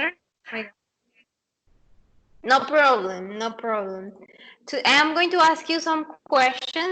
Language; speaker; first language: English; non-native, fluent; Spanish